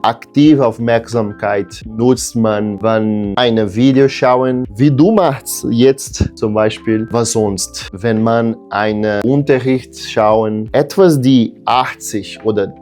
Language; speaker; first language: German; non-native, learner; Portuguese